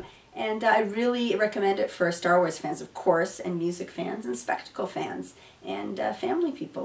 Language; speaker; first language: English; native; English